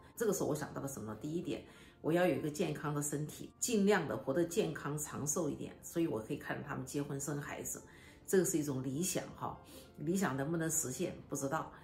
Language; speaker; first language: Chinese; native; Chinese